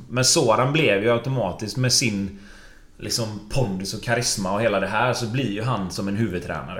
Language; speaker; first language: Swedish; native; Swedish